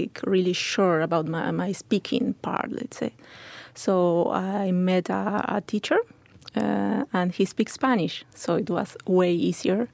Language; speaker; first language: English; non-native, fluent; Spanish